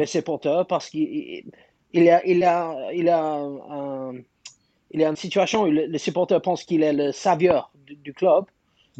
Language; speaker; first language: French; non-native, fluent; English